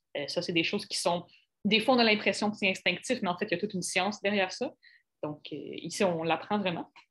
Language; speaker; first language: French; native; French